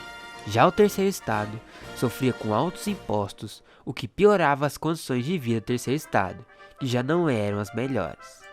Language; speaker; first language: Portuguese; native; Portuguese